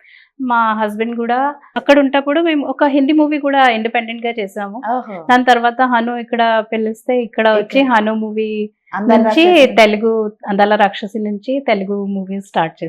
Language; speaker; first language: Telugu; non-native, learner; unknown